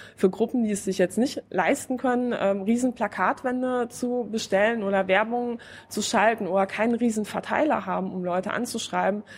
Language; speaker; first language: German; non-native, fluent; Polish